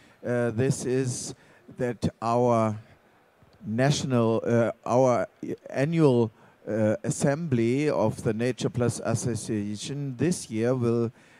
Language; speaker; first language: English; non-native, fluent; German